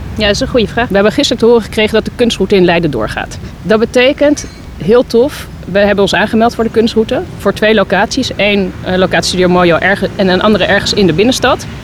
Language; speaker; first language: Dutch; native; Dutch